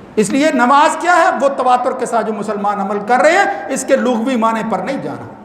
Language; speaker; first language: Urdu; non-native, local second language; Punjabi